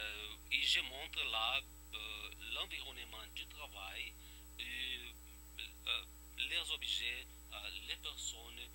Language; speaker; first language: French; non-native, fluent; Portuguese